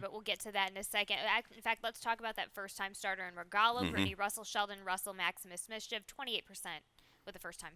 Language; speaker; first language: English; native; English